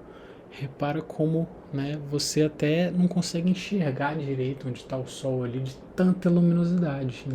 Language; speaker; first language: Portuguese; native; Portuguese